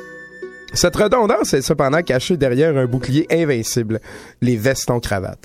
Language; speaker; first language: French; native; French